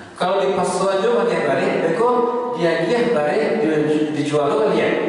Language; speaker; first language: Malay; non-native, local second language; Minangkabau